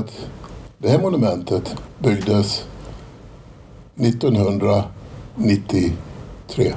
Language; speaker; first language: Swedish; native; Swedish